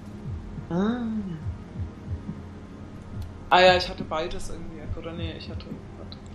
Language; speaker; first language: German; native; German